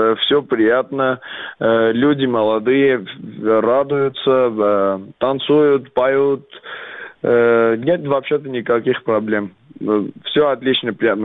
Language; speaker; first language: Russian; non-native, fluent; Armenian